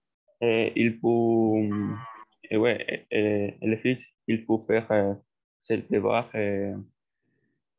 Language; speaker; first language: French; non-native, learner; Spanish